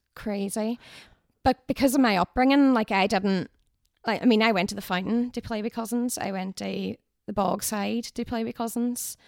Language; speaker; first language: English; native; English